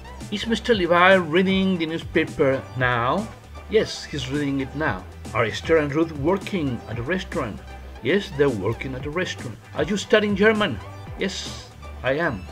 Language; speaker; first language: English; non-native, fluent; Spanish